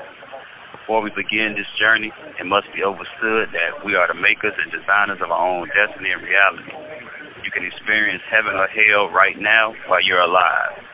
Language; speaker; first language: English; native; English